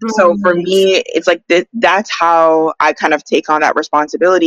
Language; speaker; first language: English; native; English